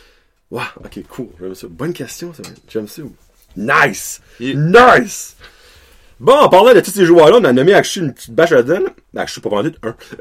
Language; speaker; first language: French; native; French